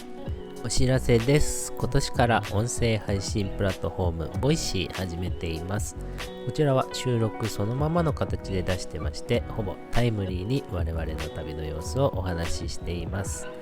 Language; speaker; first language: Japanese; native; Japanese